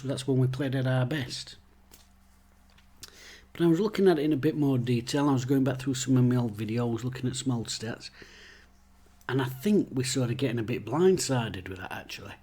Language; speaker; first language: English; native; English